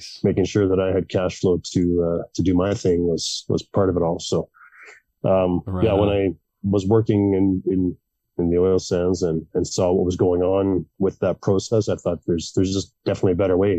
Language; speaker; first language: English; native; English